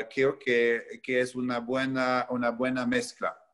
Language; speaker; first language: Spanish; non-native, fluent; French